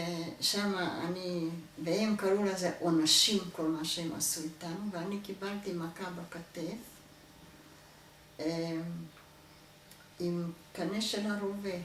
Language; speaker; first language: Hebrew; non-native, fluent; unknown